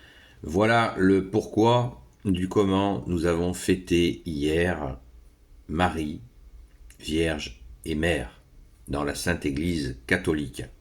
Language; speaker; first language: French; native; French